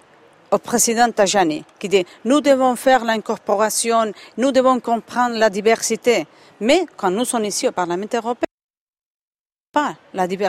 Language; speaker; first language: French; non-native, fluent; Spanish